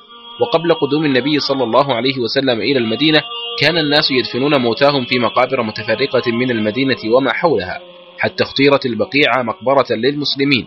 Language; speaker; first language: Arabic; native; Arabic